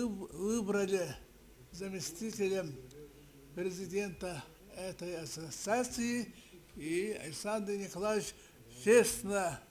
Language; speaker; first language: Russian; non-native, local second language; Yakut